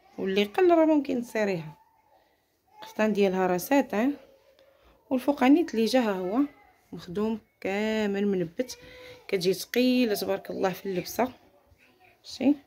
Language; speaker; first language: Arabic; native; Arabic